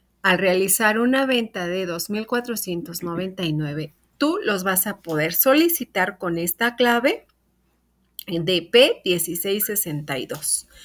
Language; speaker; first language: Spanish; native; Spanish